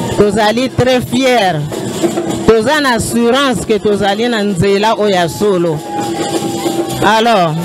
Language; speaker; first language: Lingala; native; Lingala